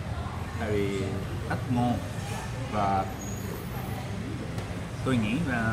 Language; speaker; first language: Vietnamese; non-native, learner; Japanese